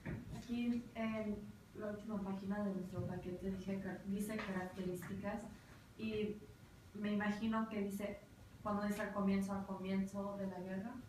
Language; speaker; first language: Spanish; early bilingual, heritage; Spanish